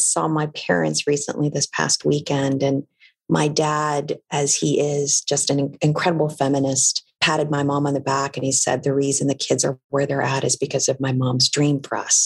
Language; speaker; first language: English; non-native, local second language; Filipino